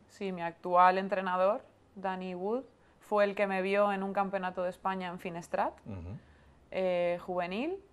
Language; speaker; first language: Spanish; native; Spanish